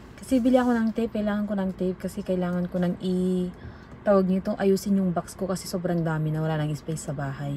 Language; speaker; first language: Filipino; native; Filipino